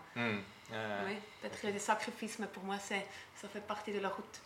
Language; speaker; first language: French; non-native, learner; German